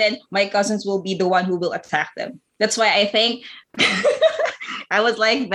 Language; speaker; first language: English; non-native, local second language; Filipino